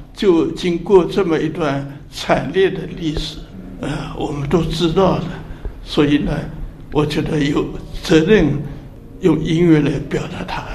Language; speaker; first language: Chinese; native; Chinese